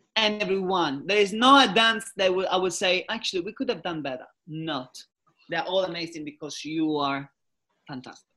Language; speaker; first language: English; non-native, fluent; Italian